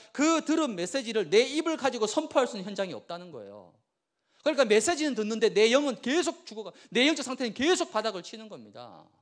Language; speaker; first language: Korean; native; Korean